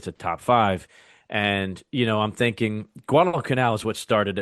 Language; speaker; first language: English; native; English